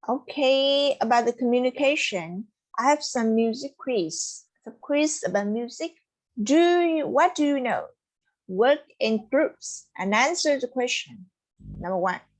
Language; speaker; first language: English; non-native, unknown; Vietnamese